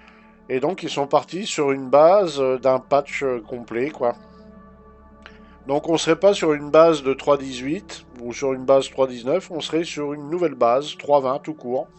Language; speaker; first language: French; native; French